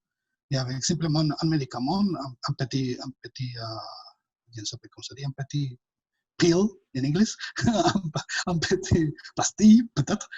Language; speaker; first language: French; non-native, fluent; Spanish